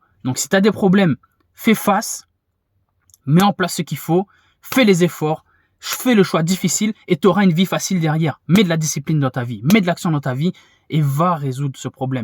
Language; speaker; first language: French; native; French